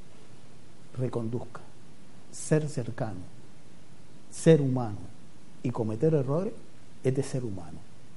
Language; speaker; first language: Spanish; native; Spanish